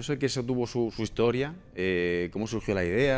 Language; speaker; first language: Spanish; native; Spanish